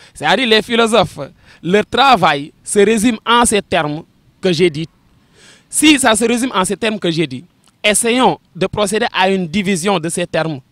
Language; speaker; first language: French; non-native, local second language; Wolof